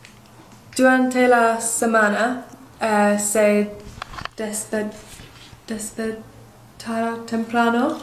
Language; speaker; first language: Spanish; non-native, learner; English